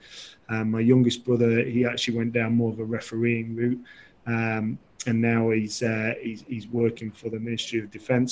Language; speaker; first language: English; native; English